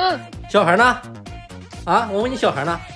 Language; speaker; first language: Chinese; native; Chinese